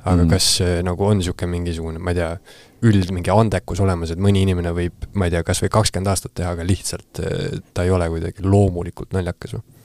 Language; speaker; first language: Estonian; native; Estonian